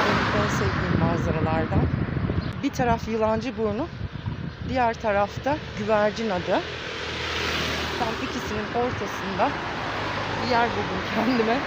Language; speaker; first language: Turkish; native; Turkish